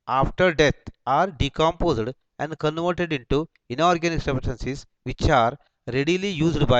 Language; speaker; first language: English; non-native, local second language; Kannada